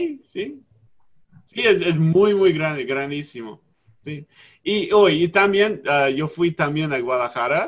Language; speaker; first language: Spanish; non-native, learner; English